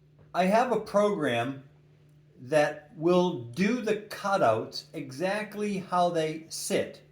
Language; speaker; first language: English; non-native, learner; Russian